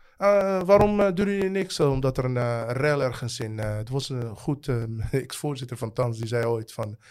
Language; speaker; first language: Dutch; non-native, fluent; Arabic